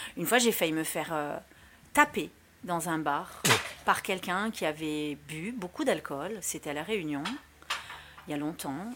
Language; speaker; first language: French; early bilingual, other home language; Spanish